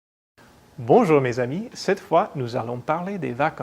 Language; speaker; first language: French; non-native, fluent; English